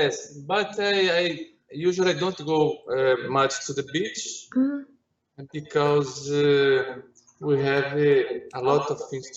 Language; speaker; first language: English; non-native, learner; Portuguese